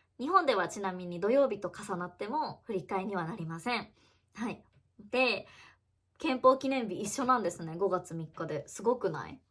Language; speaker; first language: Japanese; native; Japanese